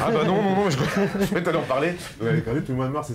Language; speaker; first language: French; native; French